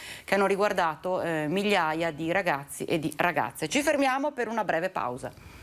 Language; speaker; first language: Italian; native; Italian